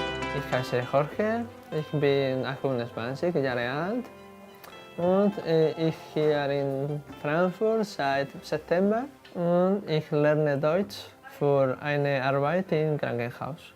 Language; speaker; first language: German; non-native, learner; Spanish